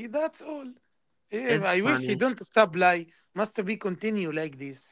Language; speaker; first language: English; non-native, learner; Arabic